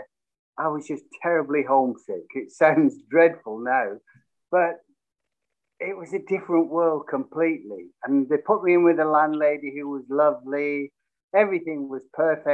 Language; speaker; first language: English; native; English